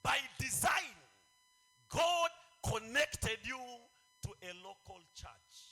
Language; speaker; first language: English; non-native, local second language; Swahili